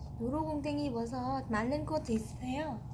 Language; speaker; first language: Korean; non-native, learner; Vietnamese